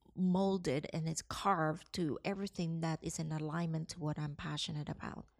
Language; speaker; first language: English; non-native, local second language; Cantonese